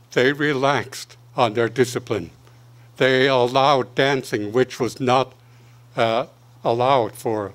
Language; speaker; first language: English; native; English